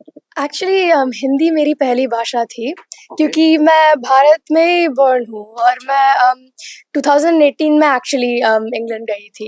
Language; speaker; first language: Hindi; early bilingual, heritage; Hindi